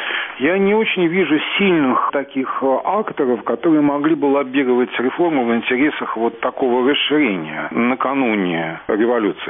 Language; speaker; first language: Russian; native; Russian